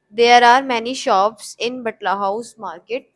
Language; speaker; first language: English; non-native, learner; Hindi